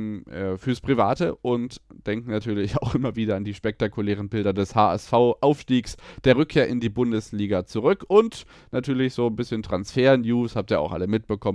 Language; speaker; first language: German; native; German